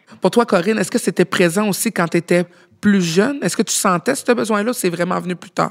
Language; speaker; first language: French; native; French